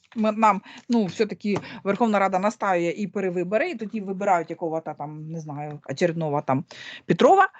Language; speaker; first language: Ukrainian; non-native, local second language; Russian